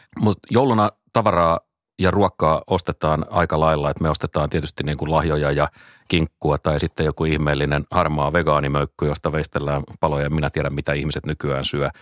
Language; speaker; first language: Finnish; native; Finnish